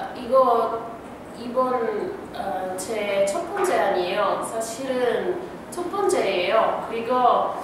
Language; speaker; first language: Korean; non-native, learner; Italian